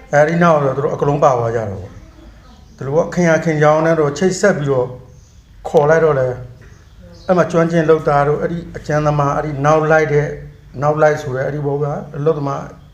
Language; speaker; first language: Burmese; native; Burmese